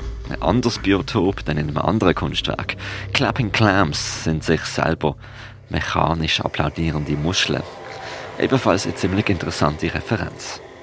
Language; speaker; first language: German; native; German